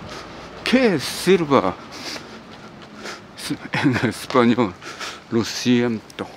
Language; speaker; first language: Spanish; non-native, learner; Japanese